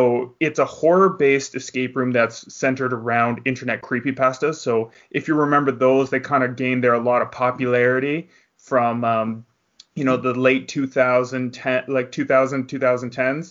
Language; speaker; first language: English; native; English